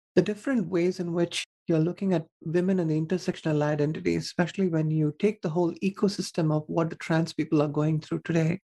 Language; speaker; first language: English; non-native, local second language; Tamil